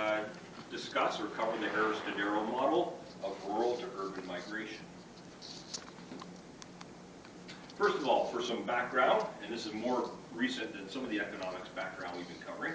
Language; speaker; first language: English; native; English